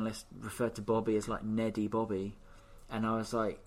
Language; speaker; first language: English; native; English